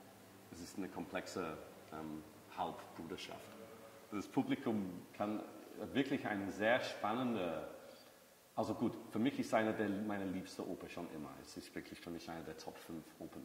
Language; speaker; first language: German; non-native, fluent; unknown